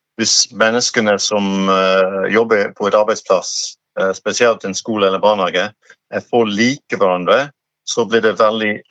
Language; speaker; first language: Norwegian; non-native, fluent; English